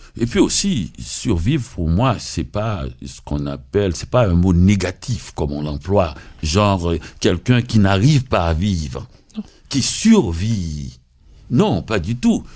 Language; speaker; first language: French; non-native, local second language; Haitian Creole